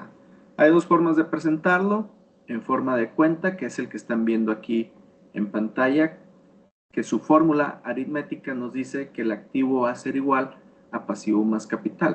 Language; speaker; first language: Spanish; native; Spanish